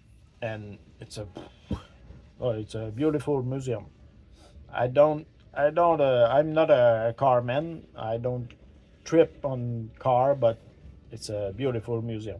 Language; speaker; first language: English; non-native, learner; French